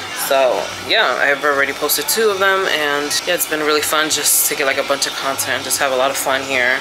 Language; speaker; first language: English; early bilingual, other home language; Spanish